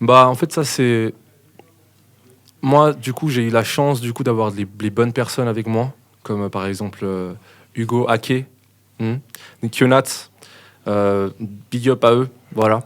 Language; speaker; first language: French; native; French